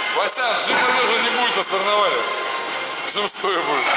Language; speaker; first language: Russian; native; Russian